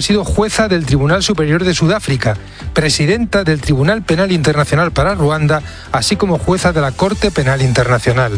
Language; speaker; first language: Spanish; native; Spanish